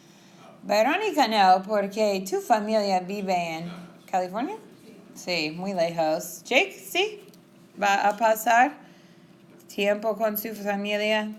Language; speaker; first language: Spanish; non-native, fluent; English